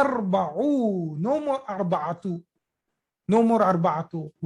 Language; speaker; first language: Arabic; non-native, fluent; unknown